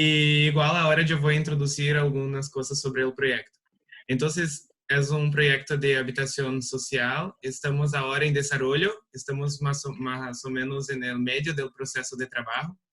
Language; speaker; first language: Spanish; non-native, learner; Portuguese